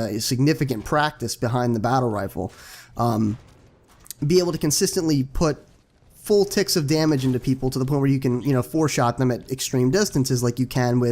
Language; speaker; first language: English; native; English